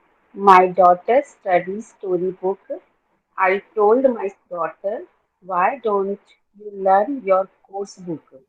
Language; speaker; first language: English; non-native, learner; Hindi